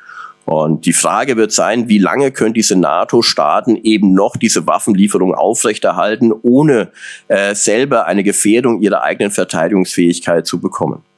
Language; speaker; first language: German; native; German